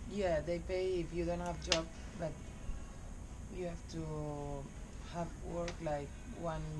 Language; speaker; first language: English; non-native, learner; Spanish